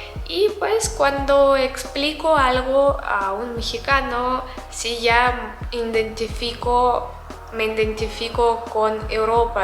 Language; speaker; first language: Spanish; non-native, fluent; Russian